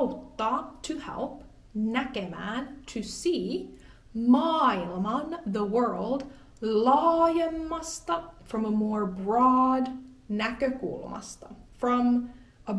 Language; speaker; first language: Finnish; native; Finnish